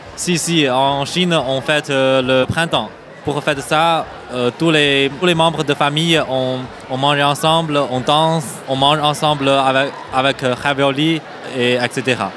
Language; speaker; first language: French; non-native, learner; Chinese